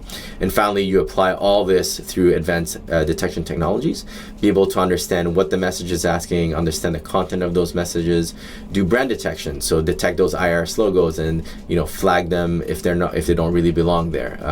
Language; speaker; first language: English; native; English